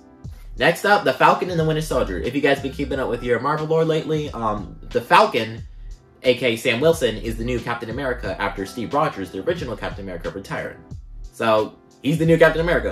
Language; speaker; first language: English; native; English